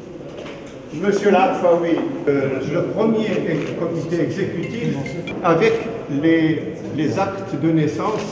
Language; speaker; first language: French; non-native, local second language; Arabic